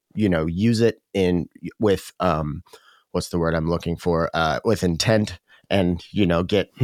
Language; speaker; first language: English; native; English